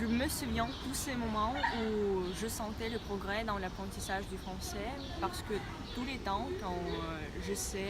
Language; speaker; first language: French; non-native, learner; Russian